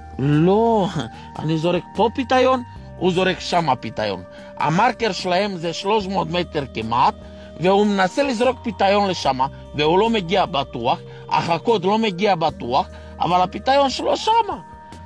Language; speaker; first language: Hebrew; non-native, fluent; Romanian